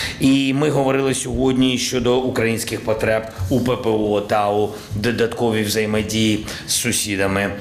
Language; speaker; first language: Ukrainian; non-native, local second language; Russian